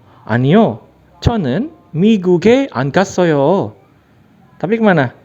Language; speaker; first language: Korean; non-native, fluent; Indonesian